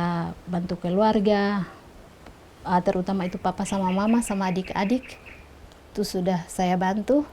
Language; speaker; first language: Indonesian; non-native, local second language; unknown